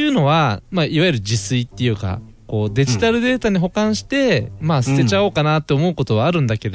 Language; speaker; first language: Japanese; native; Japanese